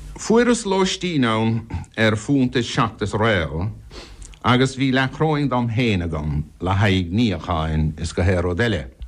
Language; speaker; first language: Irish; non-native, local second language; English